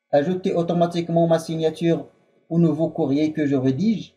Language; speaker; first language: French; non-native, local second language; Arabic